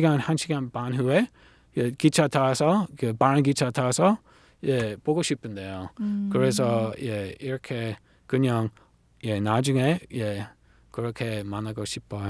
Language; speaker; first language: Korean; non-native, learner; English